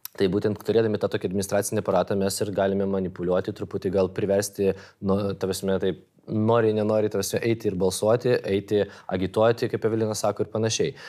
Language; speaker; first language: Lithuanian; non-native, local second language; Polish